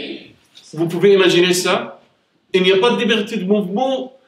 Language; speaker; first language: French; non-native, fluent; Arabic